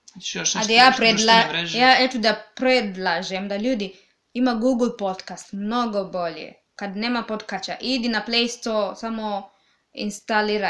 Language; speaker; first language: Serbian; non-native, learner; English